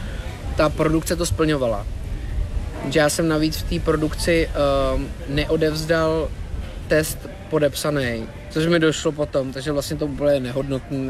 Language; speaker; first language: Czech; native; Czech